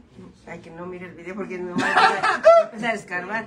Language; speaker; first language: Spanish; native; Spanish